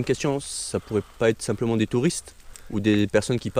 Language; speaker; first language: French; native; French